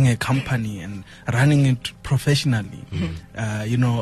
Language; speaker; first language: English; non-native, local second language; Venda